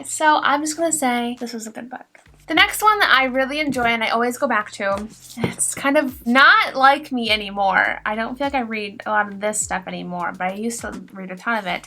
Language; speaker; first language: English; native; English